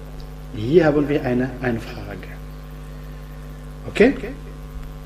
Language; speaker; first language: German; non-native, fluent; Arabic